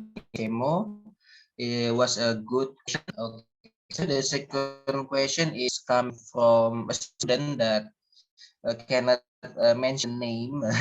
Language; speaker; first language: English; non-native, learner; Indonesian